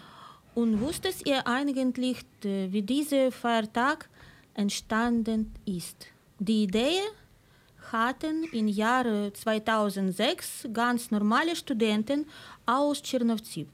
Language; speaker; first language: German; non-native, fluent; Ukrainian